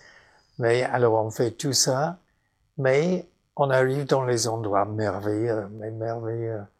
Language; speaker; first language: French; non-native, fluent; English